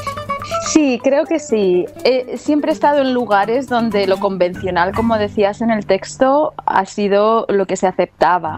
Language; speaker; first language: Spanish; native; Spanish